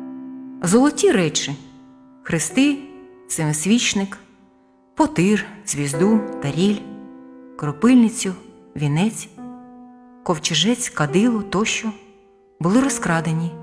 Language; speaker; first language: Ukrainian; native; Ukrainian